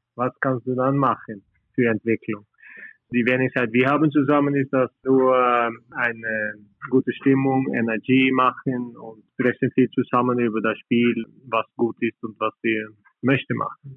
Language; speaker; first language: German; non-native, learner; Norwegian